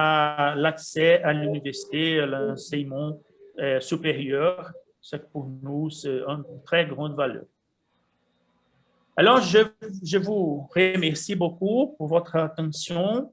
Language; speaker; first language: French; non-native, fluent; Portuguese